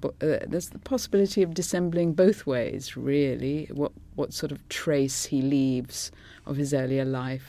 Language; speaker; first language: English; non-native, local second language; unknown